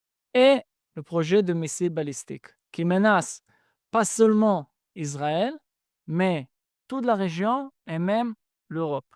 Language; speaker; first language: French; non-native, fluent; Hebrew